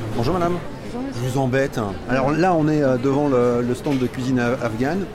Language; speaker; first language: French; native; French